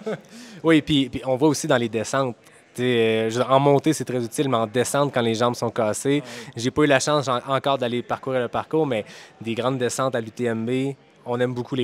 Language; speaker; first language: French; native; French